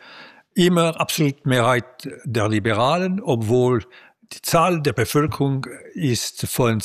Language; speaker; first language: German; non-native, local second language; French